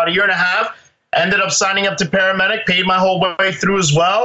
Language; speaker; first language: English; native; English